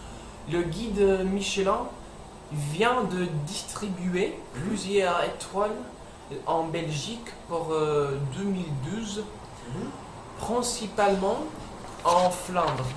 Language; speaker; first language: French; non-native, learner; English